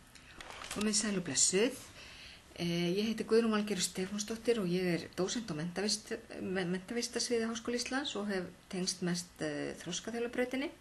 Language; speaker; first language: Icelandic; native; Icelandic